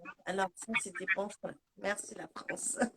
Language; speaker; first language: French; non-native, local second language; Arabic